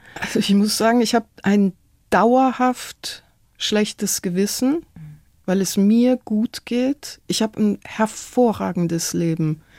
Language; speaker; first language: German; non-native, fluent; Persian